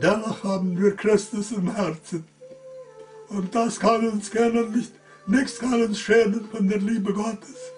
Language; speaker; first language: German; early bilingual, heritage; German